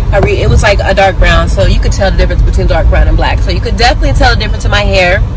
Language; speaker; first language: English; native; English